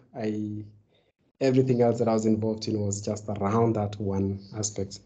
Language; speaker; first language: English; non-native, local second language; Kalenjin